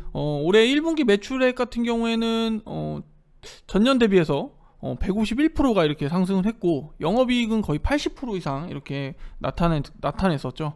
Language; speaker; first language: Korean; native; Korean